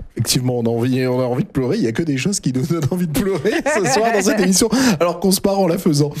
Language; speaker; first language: French; native; French